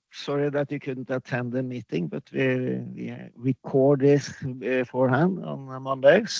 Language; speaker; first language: English; non-native, fluent; Norwegian